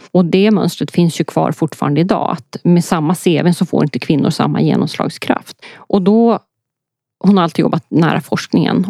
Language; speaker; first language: Swedish; early bilingual, other home language; Polish